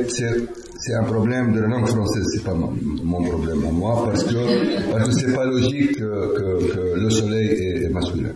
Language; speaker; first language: French; non-native, fluent; Arabic